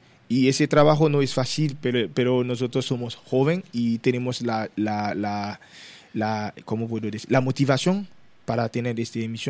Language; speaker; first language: Spanish; non-native, learner; Haitian Creole